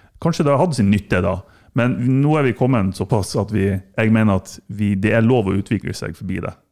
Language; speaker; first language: Norwegian; non-native, fluent; German